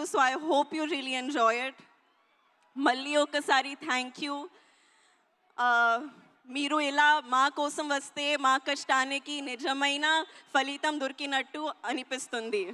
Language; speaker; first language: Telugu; non-native, learner; Hindi